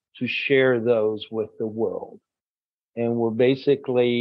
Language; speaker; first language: English; non-native, fluent; Spanish